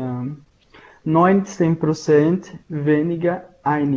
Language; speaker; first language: German; non-native, learner; Portuguese